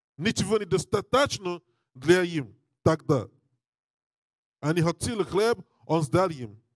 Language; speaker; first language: Russian; non-native, learner; English